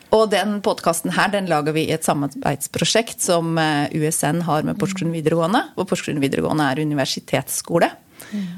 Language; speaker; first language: Norwegian; non-native, fluent; German